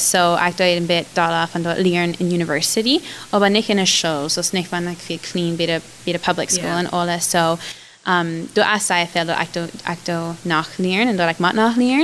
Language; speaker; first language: German; non-native, learner; Plautdietsch